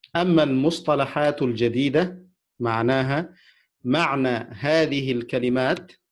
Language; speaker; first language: Arabic; non-native, fluent; Indonesian